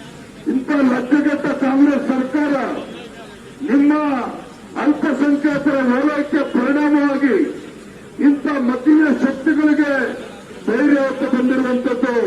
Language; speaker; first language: Kannada; native; Kannada